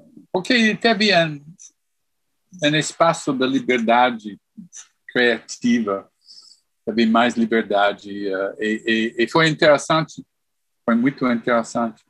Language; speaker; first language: Portuguese; non-native, fluent; English